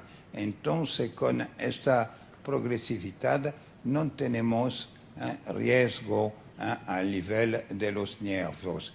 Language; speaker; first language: Spanish; non-native, fluent; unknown